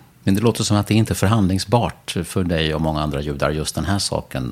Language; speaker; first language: Swedish; native; Swedish